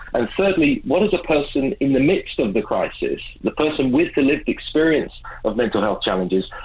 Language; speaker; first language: English; native; English